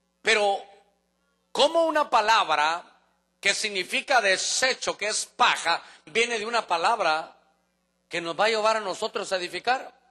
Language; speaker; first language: Spanish; native; Spanish